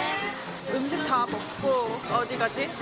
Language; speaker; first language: Korean; early bilingual, heritage; English